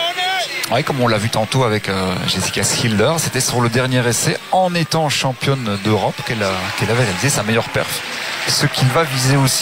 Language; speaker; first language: French; native; French